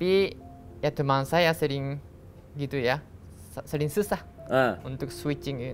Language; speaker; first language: Indonesian; non-native, learner; Japanese